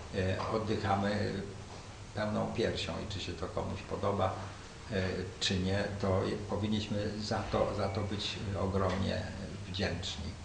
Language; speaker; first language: Polish; native; Polish